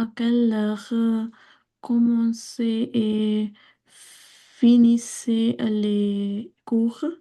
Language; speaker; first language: French; non-native, learner; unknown